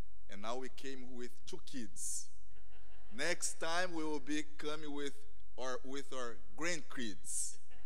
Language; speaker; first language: English; non-native, fluent; Portuguese